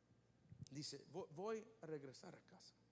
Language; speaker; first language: Spanish; early bilingual, heritage; Spanish